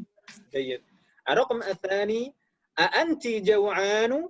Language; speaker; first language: Arabic; non-native, fluent; Indonesian